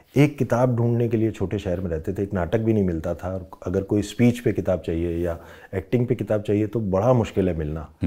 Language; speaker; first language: Hindi; non-native, local second language; Rajasthani